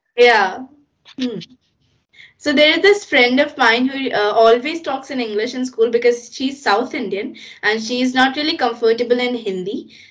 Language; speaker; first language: English; non-native, local second language; Hindi